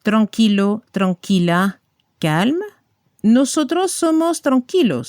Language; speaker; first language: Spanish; non-native, fluent; French